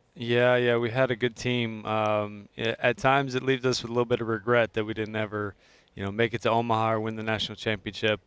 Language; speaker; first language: English; native; English